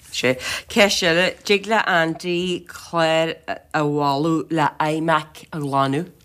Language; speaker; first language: Irish; native; Irish